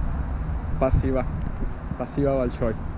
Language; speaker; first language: Russian; non-native, learner; Spanish